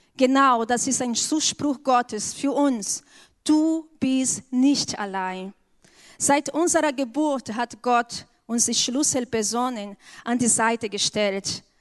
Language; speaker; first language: German; non-native, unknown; Portuguese